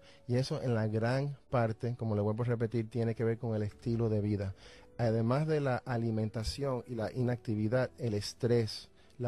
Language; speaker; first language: Spanish; native; Spanish